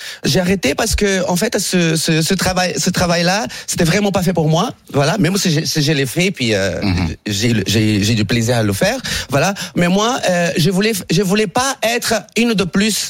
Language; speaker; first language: French; non-native, fluent; Portuguese